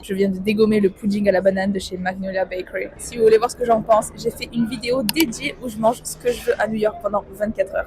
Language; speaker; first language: French; native; French